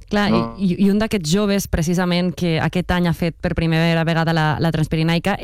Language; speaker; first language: Catalan; native; Catalan